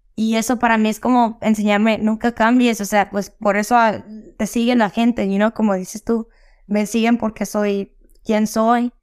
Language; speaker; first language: Spanish; early bilingual, heritage; Spanish